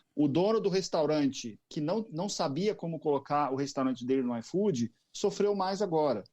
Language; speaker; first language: Portuguese; native; Portuguese